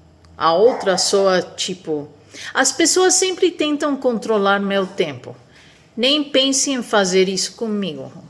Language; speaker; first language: Portuguese; non-native, fluent; Spanish